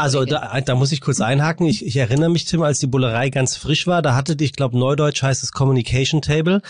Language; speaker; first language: German; native; German